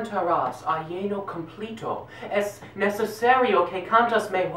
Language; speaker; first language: Spanish; non-native, learner; English